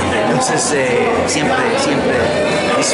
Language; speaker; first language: Spanish; non-native, fluent; Hebrew